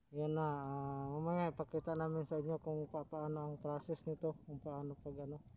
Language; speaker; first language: Filipino; non-native, local second language; Cebuano